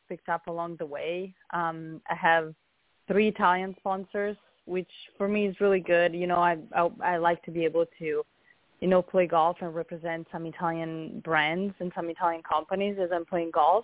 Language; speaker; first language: English; non-native, fluent; Italian